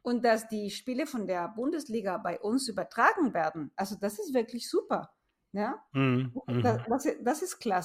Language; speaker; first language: German; non-native, fluent; Spanish